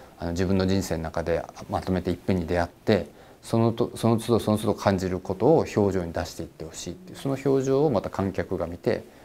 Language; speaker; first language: Japanese; native; Japanese